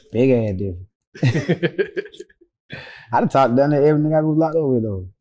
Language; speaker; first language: English; native; English